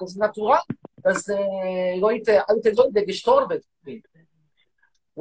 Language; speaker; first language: German; non-native, learner; Hebrew